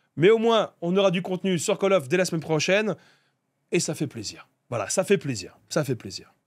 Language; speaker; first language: French; native; French